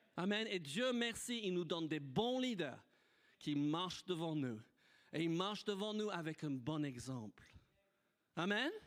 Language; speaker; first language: French; non-native, fluent; English